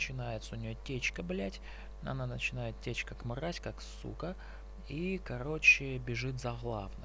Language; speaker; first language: Russian; native; Russian